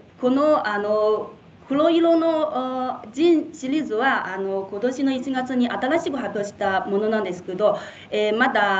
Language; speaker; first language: Japanese; non-native, fluent; Chinese